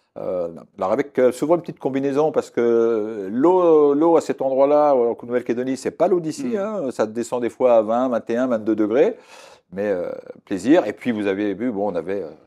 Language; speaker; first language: French; native; French